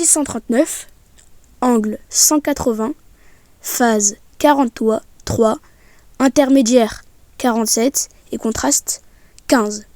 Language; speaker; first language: French; native; French